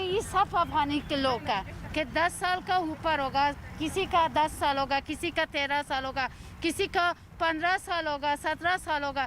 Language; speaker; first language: Hindi; non-native, learner; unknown